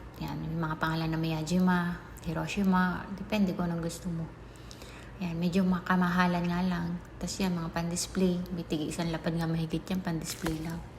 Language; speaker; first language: Filipino; native; Filipino